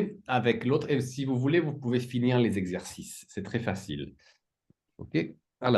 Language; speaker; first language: French; native; French